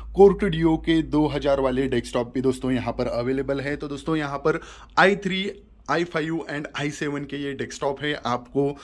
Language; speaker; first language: Hindi; non-native, local second language; Marathi